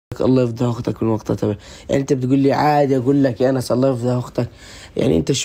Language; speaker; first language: Arabic; native; Arabic